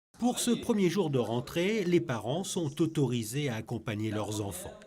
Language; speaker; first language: French; native; French